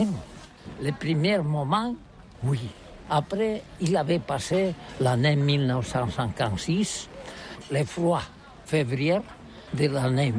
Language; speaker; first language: French; non-native, learner; Catalan